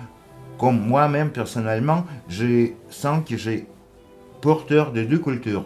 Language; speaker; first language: French; non-native, fluent; Russian